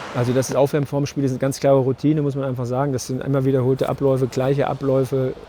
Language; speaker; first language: German; native; German